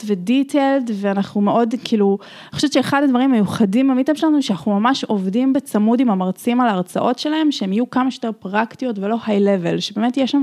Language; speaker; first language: Hebrew; native; Hebrew